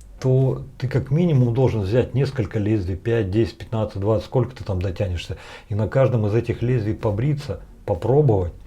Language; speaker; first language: Russian; native; Russian